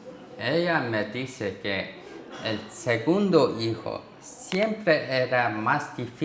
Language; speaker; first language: Spanish; non-native, learner; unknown